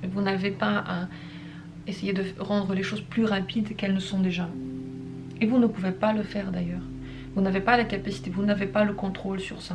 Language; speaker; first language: French; native; French